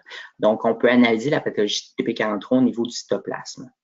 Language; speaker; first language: French; native; French